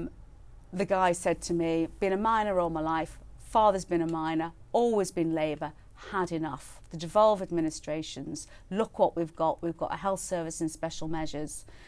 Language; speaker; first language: English; native; English